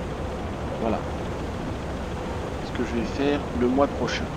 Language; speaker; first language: French; native; French